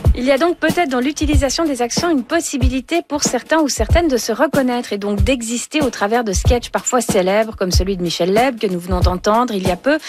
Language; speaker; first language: French; native; French